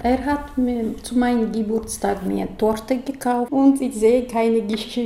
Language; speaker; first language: German; non-native, learner; Chechen